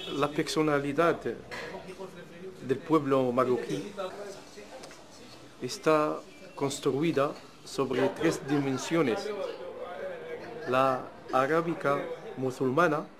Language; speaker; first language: Spanish; non-native, fluent; Arabic